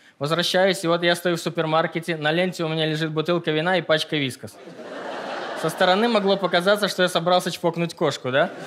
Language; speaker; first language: Russian; native; Russian